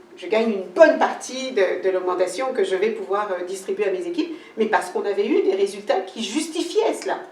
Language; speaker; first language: French; early bilingual, other home language; Kabuverdianu